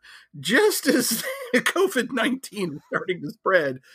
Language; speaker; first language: English; native; English